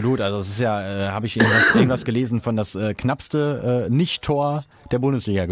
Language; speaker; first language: German; native; German